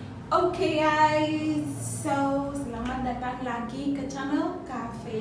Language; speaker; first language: Indonesian; non-native, fluent; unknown